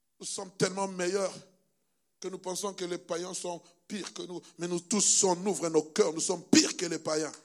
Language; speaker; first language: French; non-native, local second language; Luba-Lulua